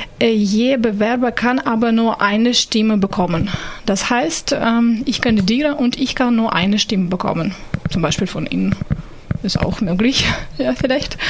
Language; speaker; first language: German; non-native, fluent; Ukrainian